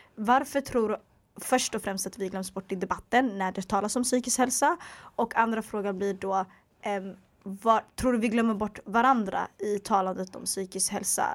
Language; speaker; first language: Swedish; early bilingual, other home language; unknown